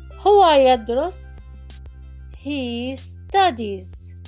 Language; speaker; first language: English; non-native, fluent; Arabic